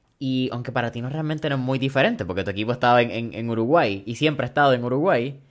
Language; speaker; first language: Spanish; early bilingual, heritage; Spanish